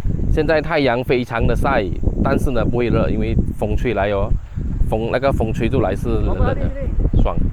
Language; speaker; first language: Chinese; native; Chinese